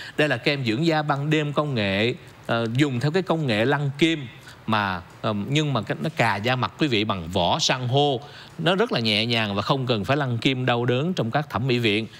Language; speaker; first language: Vietnamese; native; Vietnamese